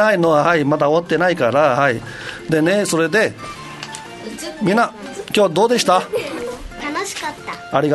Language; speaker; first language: Japanese; native; Japanese